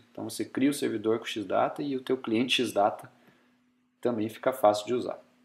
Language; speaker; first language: Portuguese; native; Portuguese